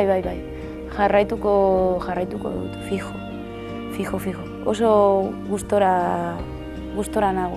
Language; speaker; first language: Basque; non-native, learner; Spanish